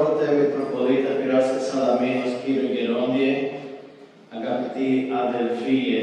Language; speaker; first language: Greek; non-native, fluent; Portuguese